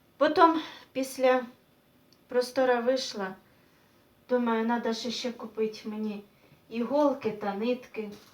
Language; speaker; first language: Ukrainian; native; Ukrainian